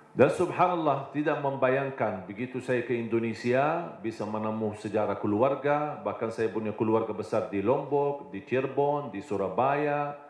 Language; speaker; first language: Indonesian; non-native, fluent; Arabic